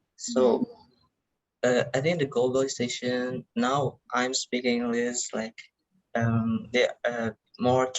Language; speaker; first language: English; non-native, learner; Indonesian